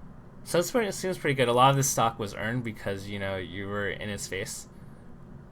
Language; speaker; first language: English; native; English